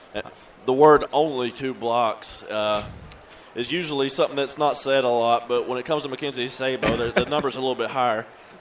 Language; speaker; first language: English; native; English